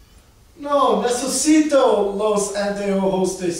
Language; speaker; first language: Spanish; non-native, learner; English